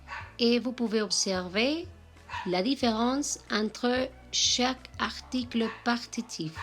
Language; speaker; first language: French; non-native, learner; Spanish